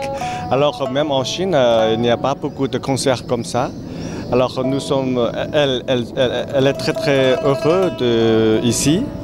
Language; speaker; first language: French; non-native, learner; Chinese